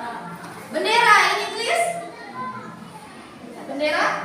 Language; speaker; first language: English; non-native, learner; Indonesian